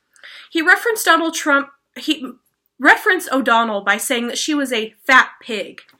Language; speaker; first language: English; native; English